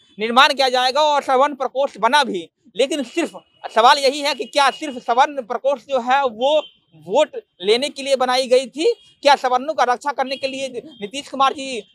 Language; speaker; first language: Hindi; native; Hindi